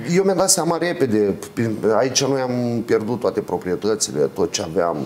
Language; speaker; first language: Romanian; native; Romanian